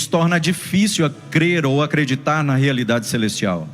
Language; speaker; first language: Portuguese; native; Portuguese